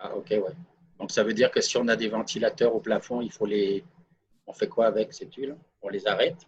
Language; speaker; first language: French; native; French